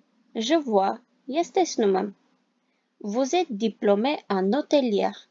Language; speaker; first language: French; non-native, fluent; Armenian